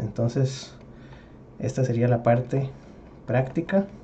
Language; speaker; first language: Spanish; native; Spanish